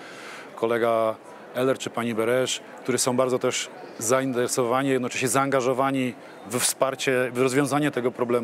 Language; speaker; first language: Polish; native; Polish